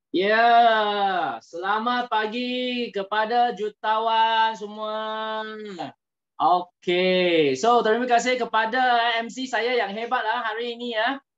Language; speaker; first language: Malay; non-native, local second language; Chinese